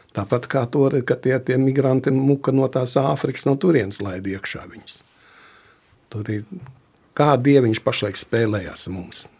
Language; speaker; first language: Latvian; native; Latvian